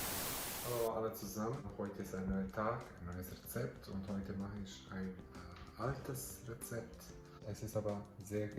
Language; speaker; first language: German; non-native, fluent; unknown